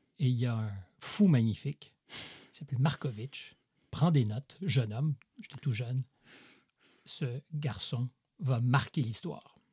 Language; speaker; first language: French; native; French